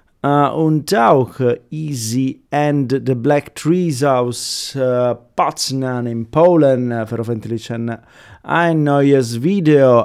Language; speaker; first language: German; non-native, fluent; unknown